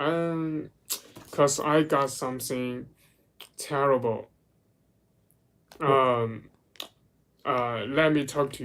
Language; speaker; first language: English; non-native, learner; Chinese